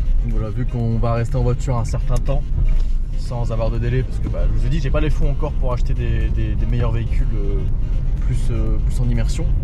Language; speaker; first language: French; native; French